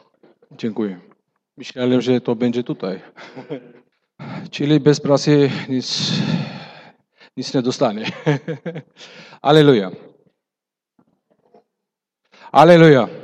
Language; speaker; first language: Polish; non-native, fluent; Russian